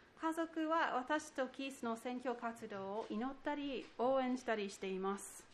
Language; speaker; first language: Japanese; non-native, fluent; English